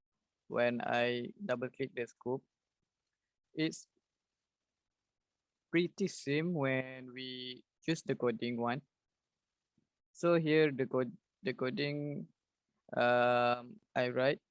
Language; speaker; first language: English; non-native, learner; Malay